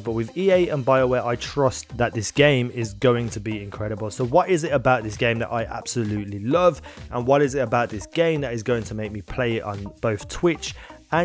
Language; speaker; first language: English; native; English